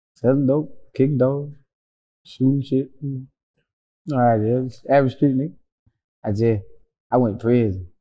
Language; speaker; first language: English; native; English